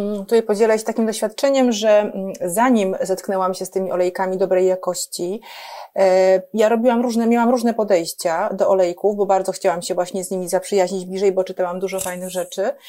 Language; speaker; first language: Polish; native; Polish